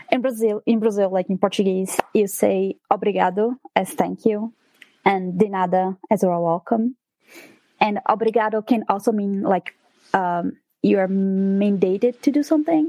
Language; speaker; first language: English; non-native, fluent; Portuguese